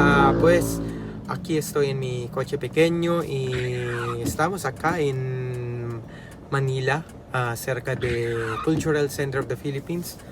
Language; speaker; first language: Spanish; non-native, learner; Filipino